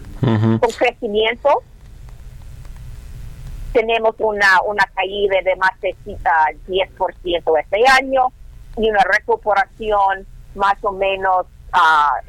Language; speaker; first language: Spanish; non-native, learner; English